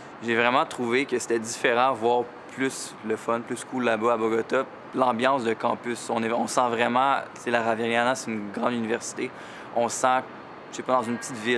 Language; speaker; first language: French; native; French